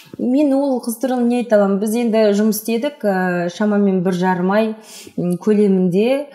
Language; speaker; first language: Kazakh; non-native, local second language; Russian